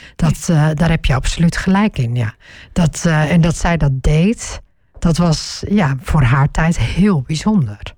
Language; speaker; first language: Dutch; early bilingual, other home language; Turkish